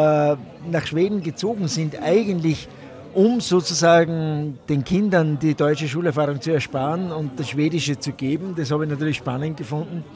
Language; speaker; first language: German; native; German